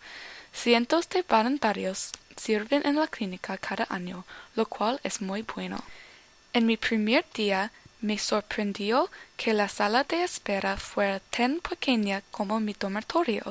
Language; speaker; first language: Spanish; non-native, learner; English